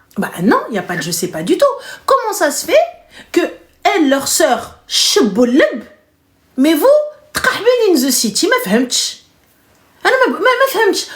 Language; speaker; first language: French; early bilingual, other home language; Arabic